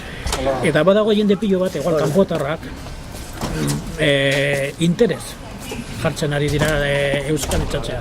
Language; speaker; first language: Basque; non-native, local second language; Spanish